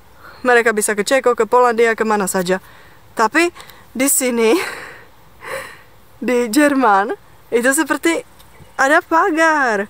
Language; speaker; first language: Indonesian; non-native, fluent; Czech